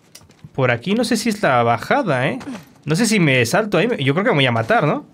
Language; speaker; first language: Spanish; native; Spanish